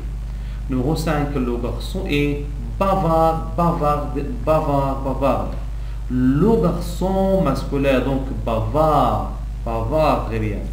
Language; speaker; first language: French; non-native, local second language; Arabic